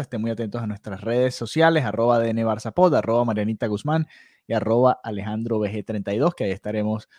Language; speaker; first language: Spanish; native; Spanish